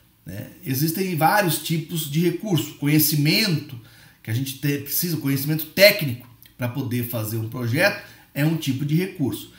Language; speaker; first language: Portuguese; native; Portuguese